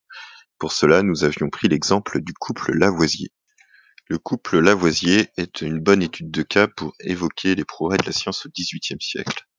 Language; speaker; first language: French; native; French